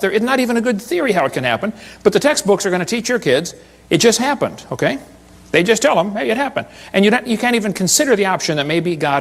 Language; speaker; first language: English; native; English